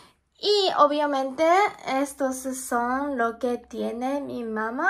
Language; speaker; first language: Spanish; non-native, learner; Japanese